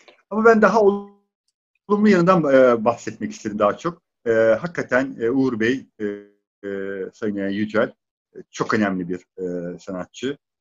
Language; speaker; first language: Turkish; non-native, local second language; Arabic